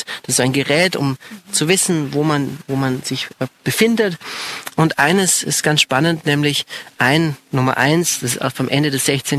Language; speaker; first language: German; native; German